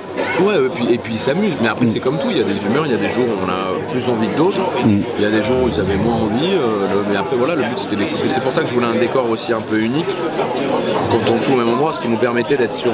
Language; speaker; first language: French; native; French